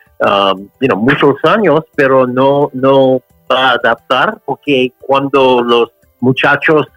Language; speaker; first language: Spanish; non-native, learner; English